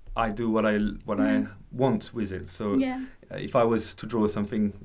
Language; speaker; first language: English; non-native, fluent; French